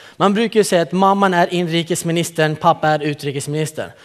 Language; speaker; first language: Swedish; early bilingual, other home language; Central Kurdish